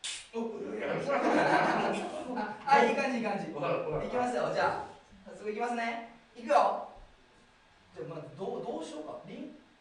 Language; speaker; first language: Japanese; native; Japanese